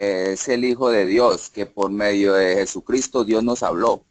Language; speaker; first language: Spanish; native; Spanish